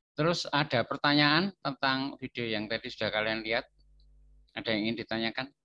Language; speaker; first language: Indonesian; non-native, local second language; Javanese